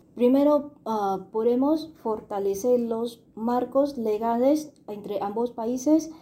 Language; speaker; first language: Spanish; non-native, fluent; Vietnamese